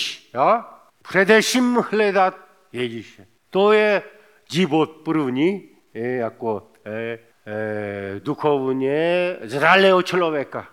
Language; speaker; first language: Czech; non-native, fluent; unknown